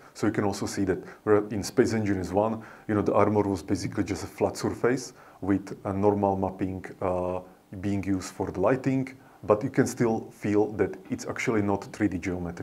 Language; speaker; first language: English; non-native, fluent; Slovak